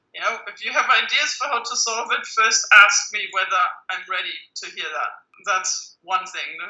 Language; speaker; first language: English; non-native, fluent; German